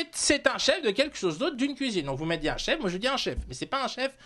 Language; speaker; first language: French; native; French